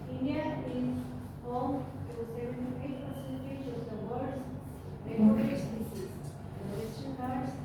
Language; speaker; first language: English; non-native, local second language; Gujarati